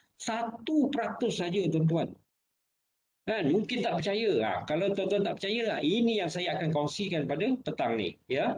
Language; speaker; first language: Malay; native; Malay